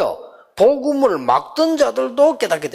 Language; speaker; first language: Korean; native; Korean